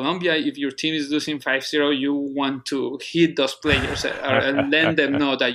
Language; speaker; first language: English; non-native, fluent; Spanish